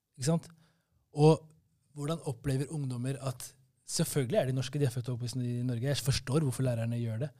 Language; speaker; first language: Norwegian; early bilingual, other home language; Somali